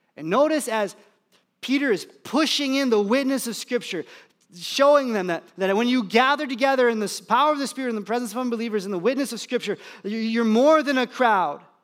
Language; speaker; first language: English; native; English